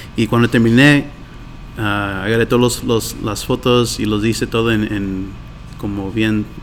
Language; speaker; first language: Spanish; early bilingual, heritage; Spanish